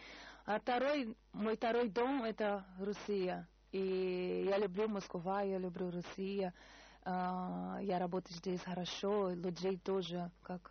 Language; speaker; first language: Russian; non-native, learner; Portuguese